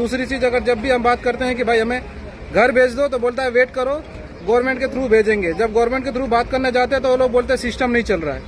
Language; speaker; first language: Hindi; native; Hindi